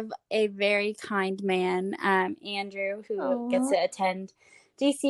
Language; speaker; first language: English; native; English